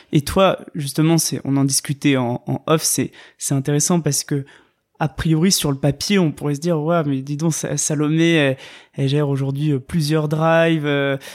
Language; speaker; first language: French; native; French